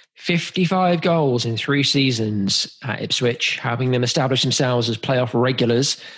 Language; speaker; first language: English; native; English